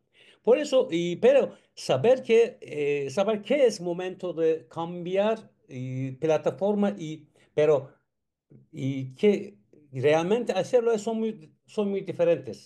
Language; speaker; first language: Spanish; non-native, learner; Turkish